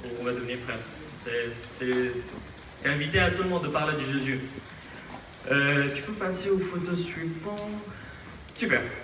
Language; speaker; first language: French; non-native, fluent; Aramaic